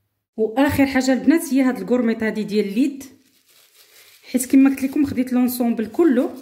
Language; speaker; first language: Arabic; native; Arabic